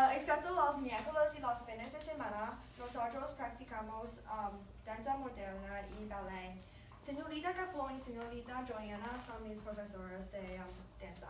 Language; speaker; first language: Spanish; non-native, learner; English